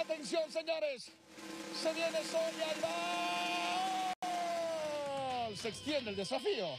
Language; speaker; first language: Spanish; native; Spanish